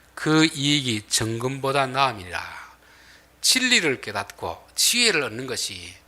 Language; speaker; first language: Korean; native; Korean